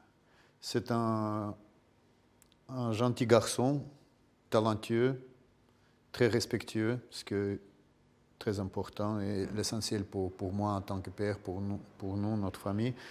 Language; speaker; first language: French; non-native, fluent; Russian